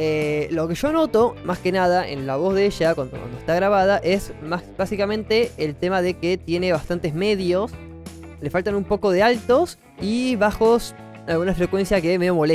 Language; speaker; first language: Spanish; native; Spanish